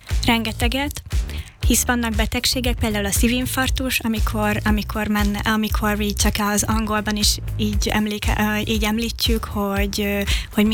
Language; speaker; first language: Hungarian; native; Hungarian